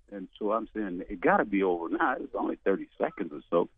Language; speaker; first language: English; native; English